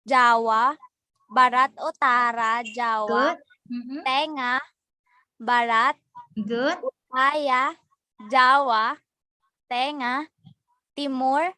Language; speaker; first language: Indonesian; non-native, learner; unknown